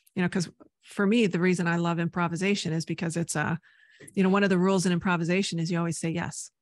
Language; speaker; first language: English; native; English